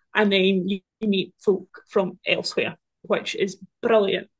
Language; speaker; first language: English; native; English